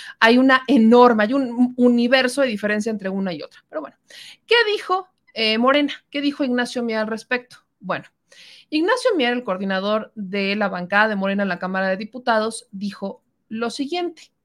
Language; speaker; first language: Spanish; native; Spanish